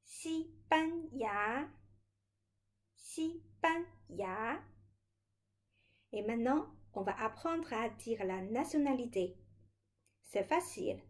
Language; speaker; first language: French; non-native, fluent; Chinese